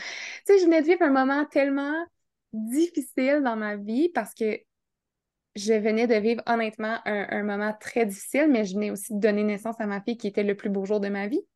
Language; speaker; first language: French; native; French